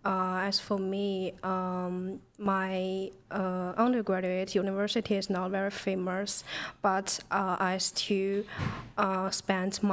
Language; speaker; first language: English; non-native, learner; Chinese